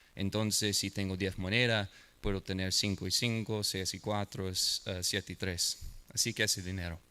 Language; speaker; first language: Spanish; non-native, learner; English